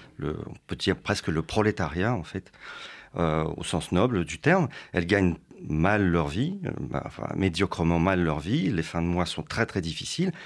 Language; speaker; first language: French; early bilingual, other home language; Russian